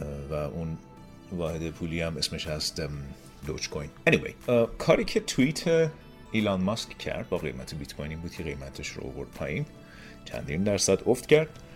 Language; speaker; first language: Persian; native; Persian